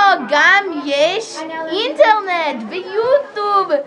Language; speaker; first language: Hebrew; non-native, learner; English